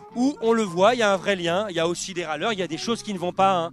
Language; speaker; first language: French; native; French